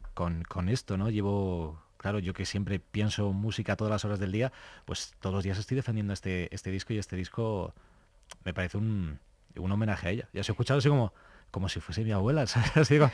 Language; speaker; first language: Spanish; native; Spanish